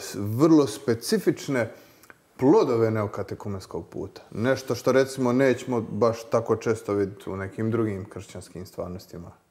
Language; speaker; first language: Croatian; native; Croatian